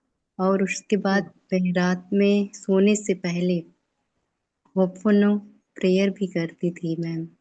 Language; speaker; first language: Hindi; native; Hindi